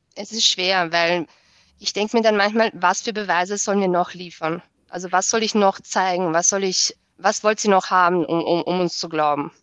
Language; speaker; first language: German; early bilingual, other home language; Bosnian